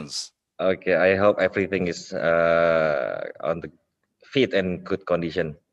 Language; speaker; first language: English; non-native, local second language; Indonesian